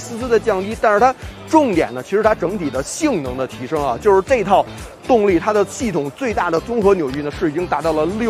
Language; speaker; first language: Chinese; native; Chinese